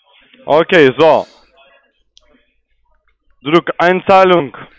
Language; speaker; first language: German; non-native, learner; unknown